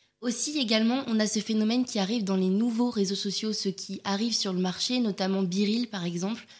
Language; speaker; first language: French; native; French